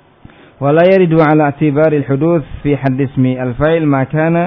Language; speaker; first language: Arabic; non-native, fluent; Indonesian